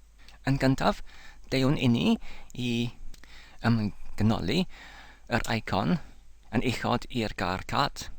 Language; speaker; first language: Welsh; non-native, learner; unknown